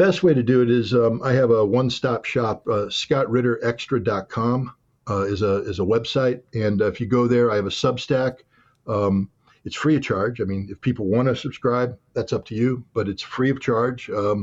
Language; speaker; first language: English; native; English